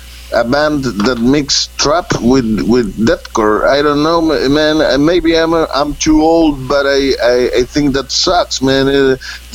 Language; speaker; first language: English; non-native, fluent; Spanish